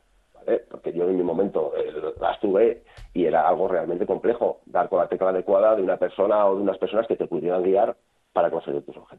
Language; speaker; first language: Spanish; native; Spanish